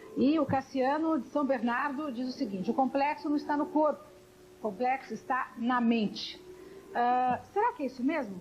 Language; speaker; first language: Portuguese; native; Portuguese